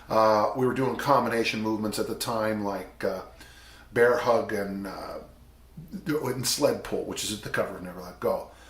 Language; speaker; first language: English; native; English